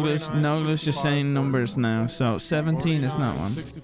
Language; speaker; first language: English; native; English